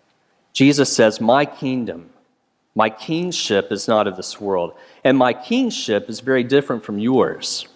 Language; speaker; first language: English; native; English